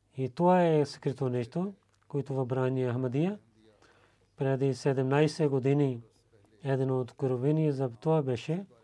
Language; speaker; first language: Bulgarian; non-native, learner; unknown